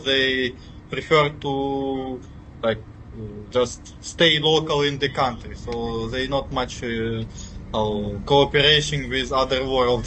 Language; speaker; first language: English; non-native, fluent; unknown